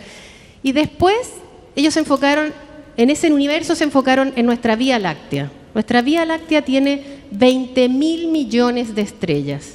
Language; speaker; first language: Spanish; native; Spanish